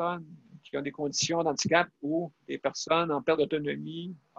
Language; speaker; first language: French; native; French